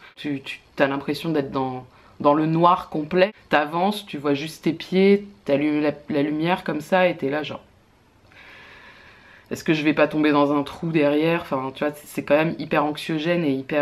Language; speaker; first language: French; native; French